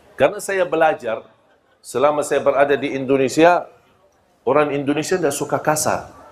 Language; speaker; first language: Malay; non-native, fluent; Arabic